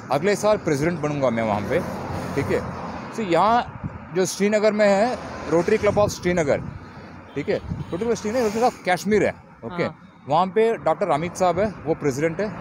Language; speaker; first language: Hindi; non-native, local second language; Tamil